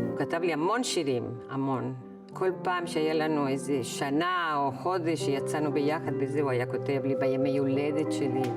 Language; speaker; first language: Hebrew; non-native, fluent; Spanish